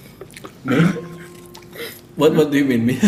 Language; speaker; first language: English; non-native, learner; Indonesian